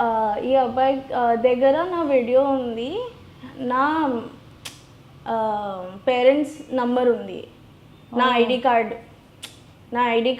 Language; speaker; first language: Telugu; non-native, learner; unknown